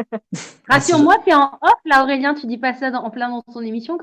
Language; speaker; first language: French; native; French